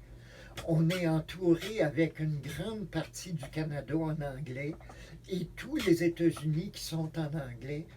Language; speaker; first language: French; native; French